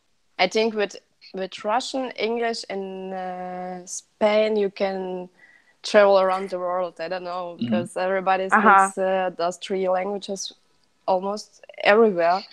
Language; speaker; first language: English; non-native, learner; Russian